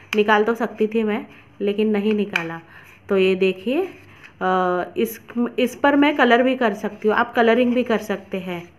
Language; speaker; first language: Hindi; non-native, local second language; Marathi